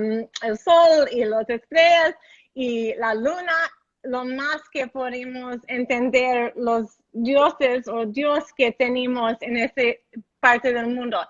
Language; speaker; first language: Spanish; non-native, learner; English